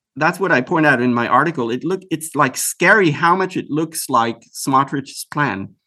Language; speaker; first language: English; early bilingual, other home language; Hebrew